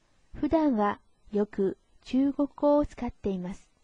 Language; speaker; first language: Japanese; non-native, fluent; Chinese